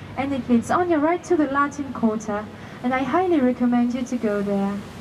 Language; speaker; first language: English; non-native, fluent; French